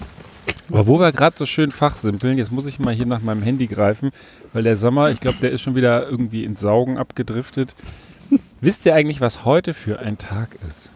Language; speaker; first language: German; native; German